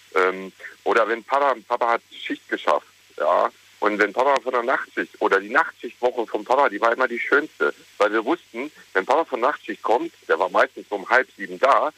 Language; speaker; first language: German; native; German